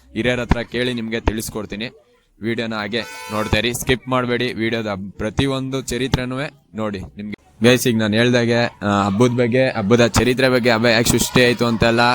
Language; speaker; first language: Kannada; native; Kannada